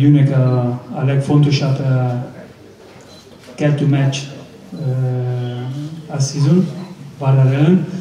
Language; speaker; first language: Hungarian; non-native, learner; Spanish